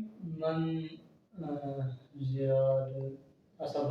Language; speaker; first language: Persian; non-native, learner; Urdu